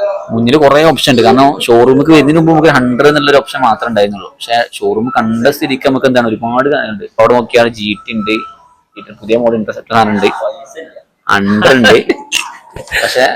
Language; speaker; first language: Malayalam; native; Malayalam